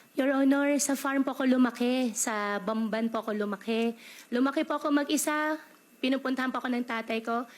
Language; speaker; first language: Filipino; native; Filipino